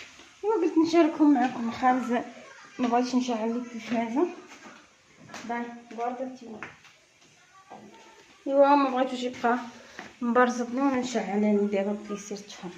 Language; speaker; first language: Arabic; native; Arabic